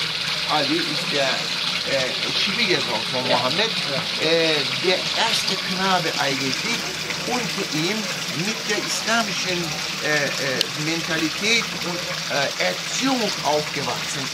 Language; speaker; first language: German; non-native, fluent; Turkish